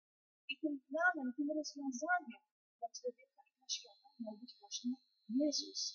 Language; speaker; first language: Polish; native; Polish